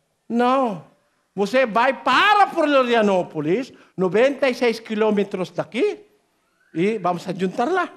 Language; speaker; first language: Portuguese; non-native, learner; Filipino